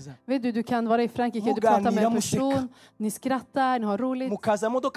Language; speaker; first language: Swedish; early bilingual, other home language; Kinyarwanda